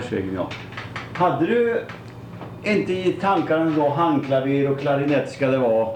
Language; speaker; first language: Swedish; native; Swedish